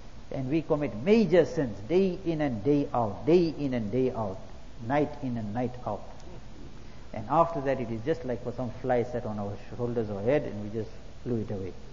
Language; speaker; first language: English; native; English